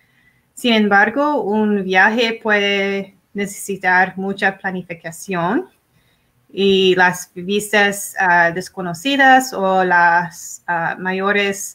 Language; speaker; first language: Spanish; non-native, learner; English